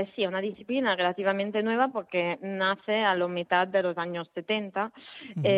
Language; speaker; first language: Spanish; non-native, fluent; Italian